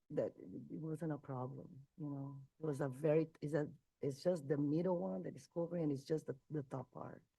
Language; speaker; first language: English; non-native, fluent; Portuguese